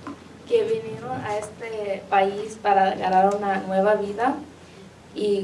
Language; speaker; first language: Spanish; early bilingual, heritage; Spanish